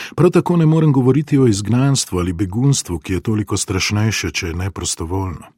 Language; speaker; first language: Slovenian; non-native, fluent; Spanish